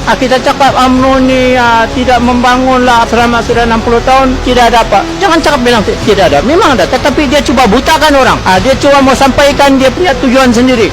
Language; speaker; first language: Malay; non-native, local second language; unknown